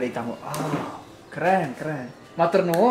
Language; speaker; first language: Indonesian; non-native, learner; English